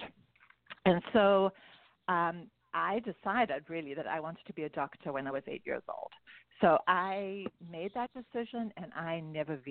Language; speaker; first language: English; native; English